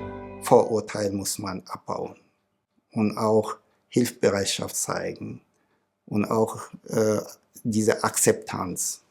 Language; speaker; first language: German; non-native, fluent; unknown